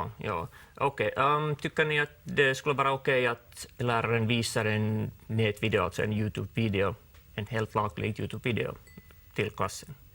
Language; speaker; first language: Swedish; non-native, local second language; Finnish